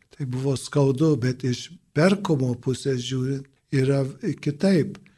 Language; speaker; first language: Lithuanian; early bilingual, heritage; Lithuanian